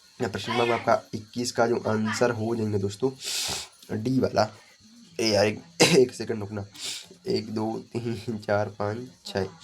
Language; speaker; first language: Hindi; native; Hindi